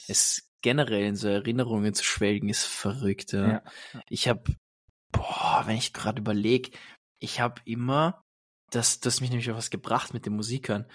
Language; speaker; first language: German; native; German